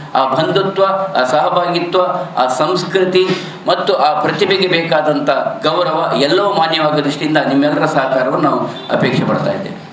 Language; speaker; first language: Kannada; non-native, local second language; Tulu